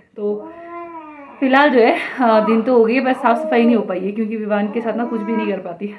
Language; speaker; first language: Hindi; non-native, local second language; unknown